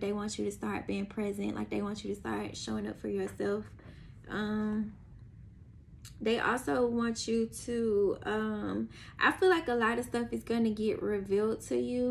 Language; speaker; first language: English; native; English